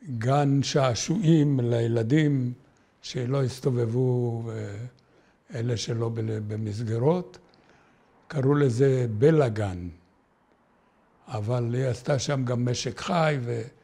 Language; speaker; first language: Hebrew; native; Hebrew